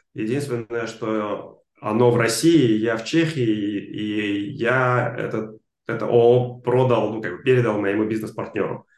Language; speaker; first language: Russian; non-native, local second language; Armenian